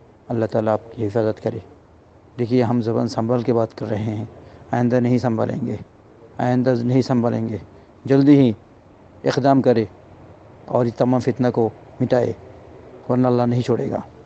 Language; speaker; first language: Hindi; non-native, local second language; Bangla